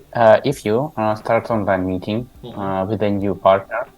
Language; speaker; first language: English; non-native, learner; Tajik